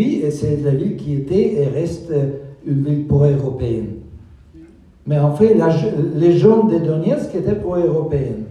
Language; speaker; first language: French; non-native, fluent; Russian